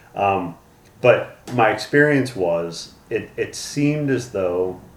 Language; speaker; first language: English; native; English